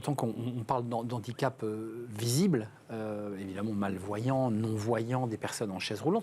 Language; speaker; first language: French; native; French